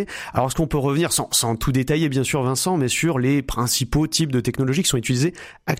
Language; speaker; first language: French; native; French